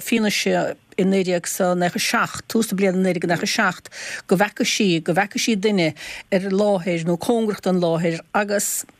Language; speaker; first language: Irish; native; Irish